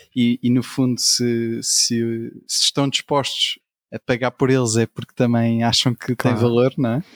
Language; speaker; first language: Portuguese; native; Portuguese